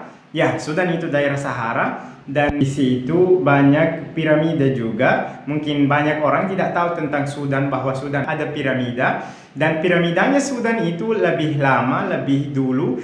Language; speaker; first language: Indonesian; non-native, fluent; Arabic